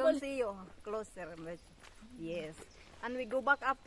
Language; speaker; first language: English; non-native, learner; Cebuano